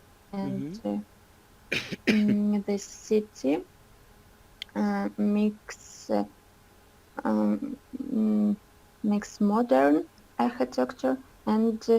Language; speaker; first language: English; non-native, learner; Russian